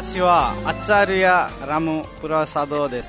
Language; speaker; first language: Japanese; non-native, fluent; Nepali